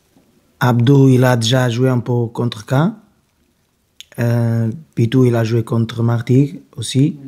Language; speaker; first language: French; non-native, fluent; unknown